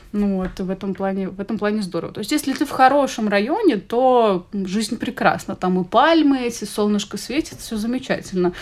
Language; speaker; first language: Russian; native; Russian